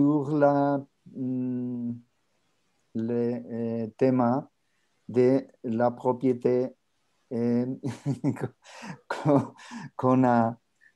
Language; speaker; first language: French; non-native, learner; Spanish